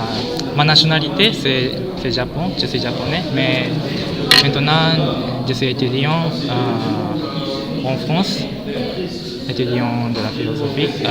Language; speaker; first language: French; non-native, fluent; Japanese